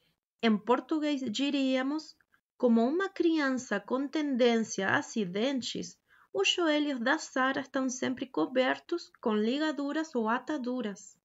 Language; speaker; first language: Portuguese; non-native, fluent; Spanish